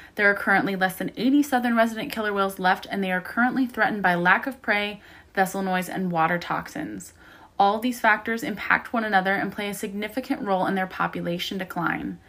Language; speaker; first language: English; native; English